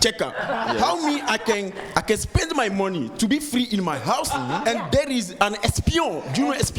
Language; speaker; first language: English; non-native, learner; French